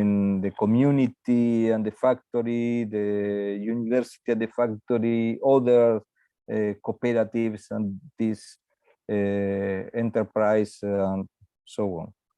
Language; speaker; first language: English; non-native, learner; Spanish